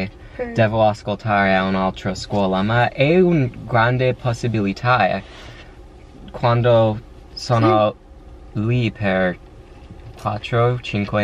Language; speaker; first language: Italian; non-native, learner; English